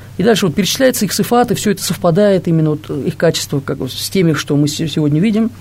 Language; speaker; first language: Russian; non-native, local second language; Tatar